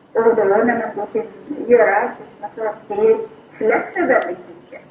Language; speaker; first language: Swedish; non-native, fluent; Thai